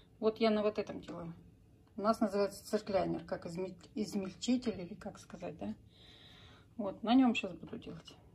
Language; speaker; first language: Russian; native; Russian